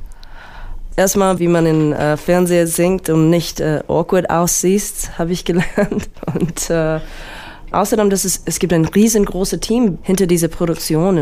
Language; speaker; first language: German; non-native, fluent; English